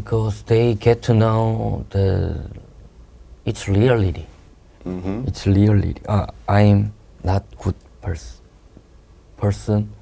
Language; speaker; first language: English; non-native, learner; Korean